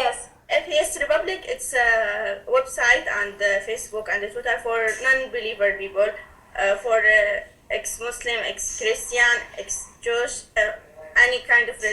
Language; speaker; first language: English; non-native, learner; Arabic